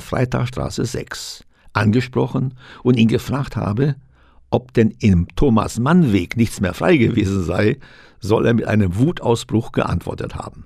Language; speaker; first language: German; native; German